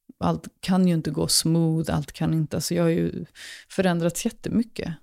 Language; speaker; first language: Swedish; early bilingual, other home language; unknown